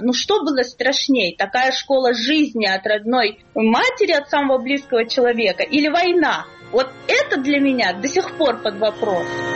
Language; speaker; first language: Russian; native; Russian